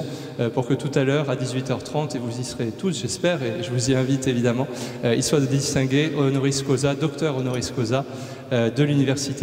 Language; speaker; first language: French; native; French